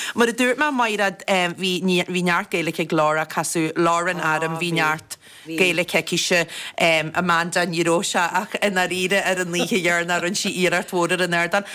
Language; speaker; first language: Irish; native; Irish